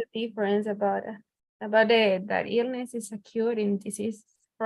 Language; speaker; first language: English; non-native, learner; Spanish